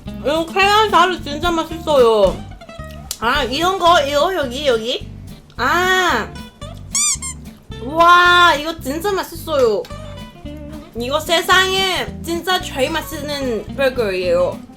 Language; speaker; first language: Korean; non-native, learner; Cantonese